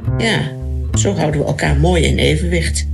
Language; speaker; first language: Dutch; native; Dutch